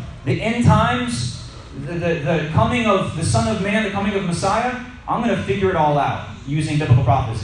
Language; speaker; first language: English; native; English